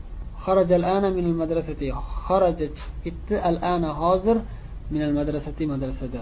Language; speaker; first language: Arabic; non-native, fluent; Uzbek